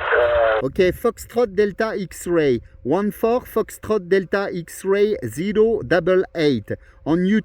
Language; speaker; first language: English; non-native, learner; French